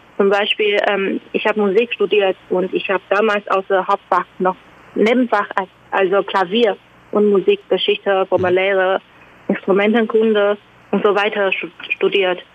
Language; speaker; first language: German; non-native, fluent; Chinese